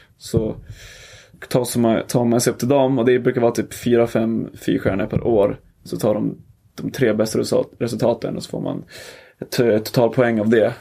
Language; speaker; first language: Swedish; native; Swedish